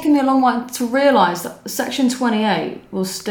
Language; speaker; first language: English; native; English